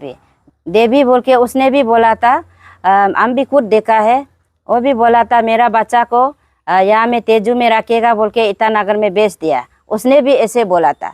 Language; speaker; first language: Hindi; non-native, local second language; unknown